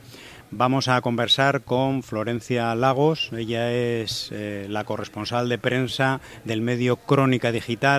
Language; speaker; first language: Spanish; native; Spanish